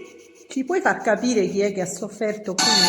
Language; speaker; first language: Italian; native; Italian